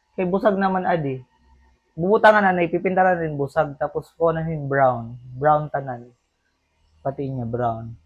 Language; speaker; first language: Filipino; native; Filipino